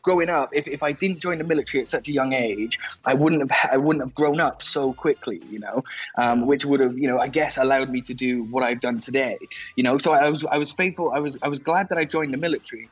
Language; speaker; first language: English; native; English